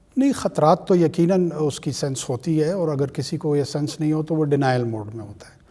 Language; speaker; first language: Urdu; non-native, local second language; Pashto